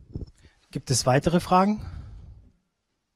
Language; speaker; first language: German; native; German